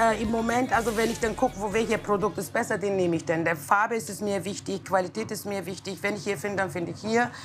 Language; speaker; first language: German; non-native, fluent; Kurdish